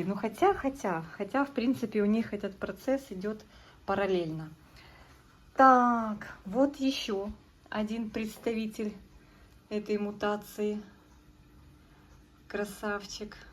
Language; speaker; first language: Russian; native; Russian